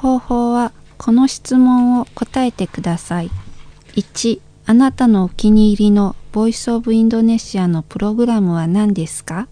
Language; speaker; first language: Japanese; non-native, fluent; Indonesian